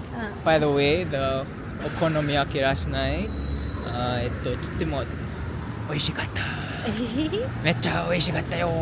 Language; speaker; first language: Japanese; non-native, learner; English